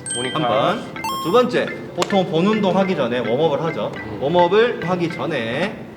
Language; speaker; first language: Korean; native; Korean